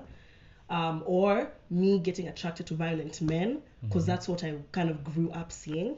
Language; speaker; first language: English; non-native, local second language; Swahili